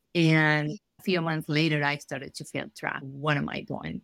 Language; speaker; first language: English; non-native, fluent; Spanish